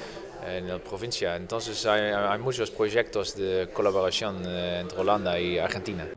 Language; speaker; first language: Spanish; non-native, learner; Dutch